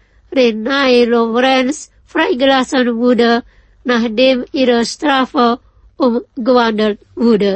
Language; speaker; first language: German; non-native, fluent; Indonesian